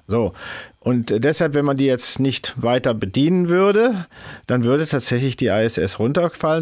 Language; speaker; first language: German; native; German